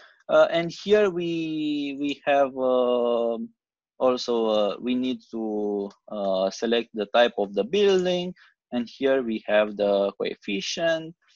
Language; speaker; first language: English; non-native, fluent; Romanian